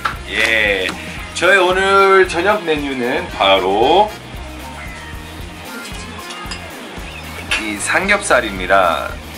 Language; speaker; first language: Korean; early bilingual, heritage; Korean